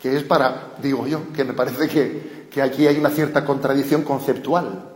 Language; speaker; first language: Spanish; native; Spanish